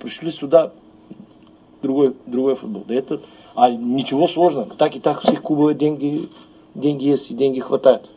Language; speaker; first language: Russian; non-native, learner; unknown